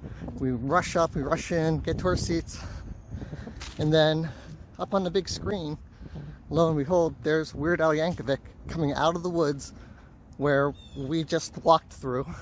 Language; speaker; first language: English; native; English